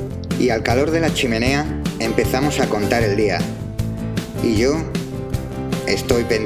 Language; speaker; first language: Spanish; native; Spanish